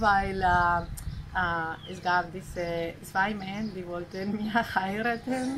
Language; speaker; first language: German; non-native, learner; Spanish